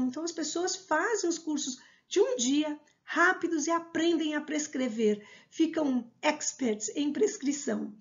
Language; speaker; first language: Portuguese; native; Portuguese